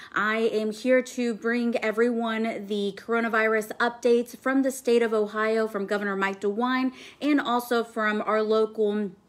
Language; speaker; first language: English; early bilingual, other home language; Spanish